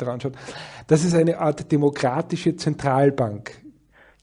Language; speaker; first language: German; native; German